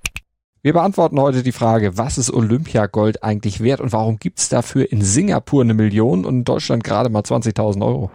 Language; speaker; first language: German; native; German